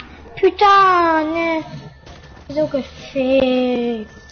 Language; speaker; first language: German; non-native, learner; Portuguese